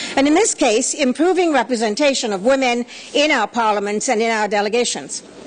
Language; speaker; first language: English; native; English